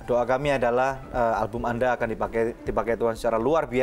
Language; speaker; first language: Indonesian; native; Indonesian